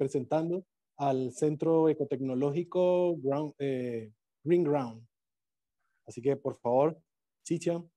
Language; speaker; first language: Spanish; native; Spanish